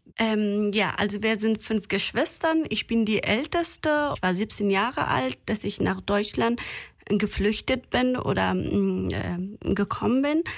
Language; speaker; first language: German; non-native, fluent; Persian